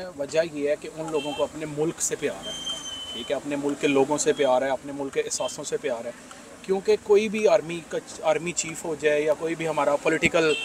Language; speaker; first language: Urdu; non-native, local second language; Punjabi